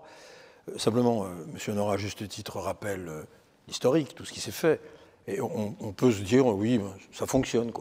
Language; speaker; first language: French; native; French